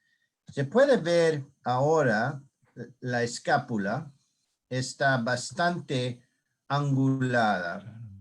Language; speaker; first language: Spanish; non-native, learner; English